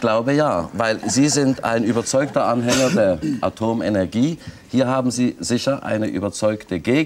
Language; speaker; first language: German; native; German